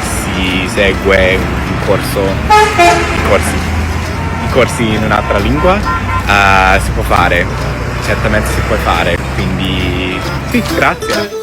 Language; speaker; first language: Italian; non-native, fluent; English